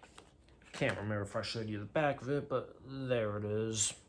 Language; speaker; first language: English; native; English